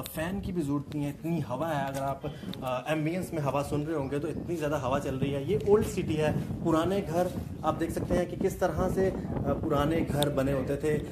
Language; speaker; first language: Hindi; native; Hindi